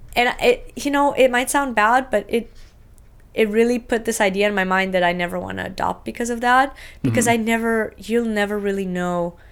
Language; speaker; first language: English; non-native, fluent; Romanian